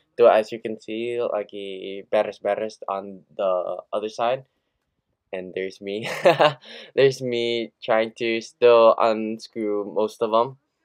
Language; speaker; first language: English; early bilingual, other home language; Indonesian